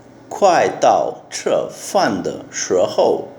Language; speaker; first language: Chinese; non-native, learner; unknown